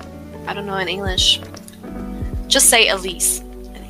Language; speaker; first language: English; non-native, learner; German